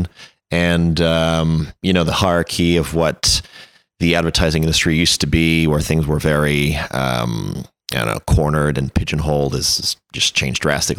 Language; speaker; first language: English; non-native, fluent; French